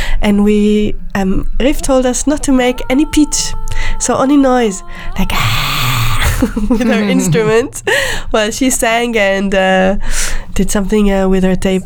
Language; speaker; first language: English; non-native, fluent; Hebrew